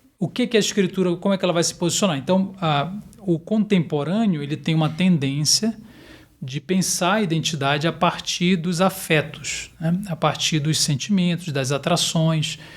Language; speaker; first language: Portuguese; native; Portuguese